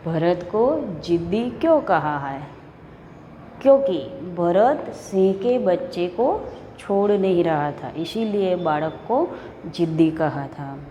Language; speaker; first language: Hindi; non-native, local second language; Gujarati